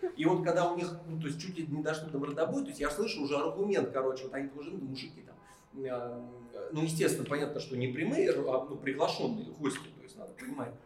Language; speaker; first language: Russian; native; Russian